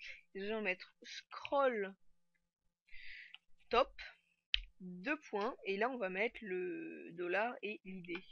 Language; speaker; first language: French; native; French